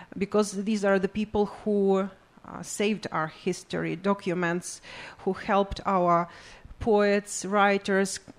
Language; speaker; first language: English; non-native, fluent; Ukrainian